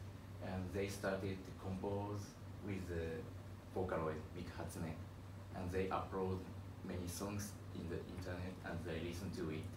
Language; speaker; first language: English; non-native, learner; Japanese